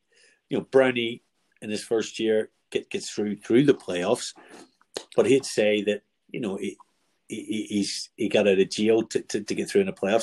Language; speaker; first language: English; native; English